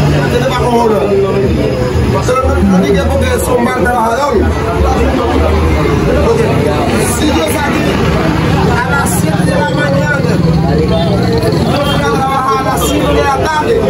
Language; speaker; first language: Spanish; non-native, learner; Haitian Creole